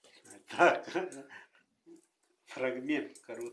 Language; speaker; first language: Russian; non-native, local second language; Yakut